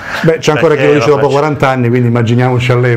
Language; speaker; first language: Italian; native; Italian